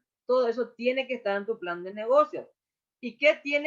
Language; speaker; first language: Spanish; native; Spanish